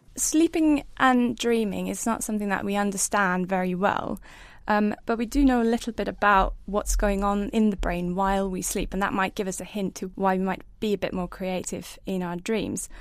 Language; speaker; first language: English; non-native, fluent; Norwegian